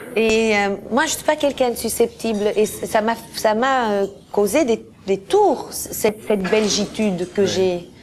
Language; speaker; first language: French; early bilingual, other home language; Portuguese